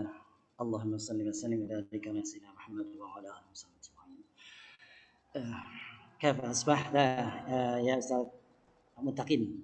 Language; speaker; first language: Arabic; non-native, learner; Indonesian